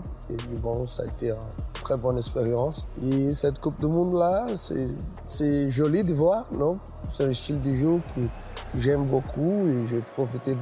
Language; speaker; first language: French; non-native, fluent; Portuguese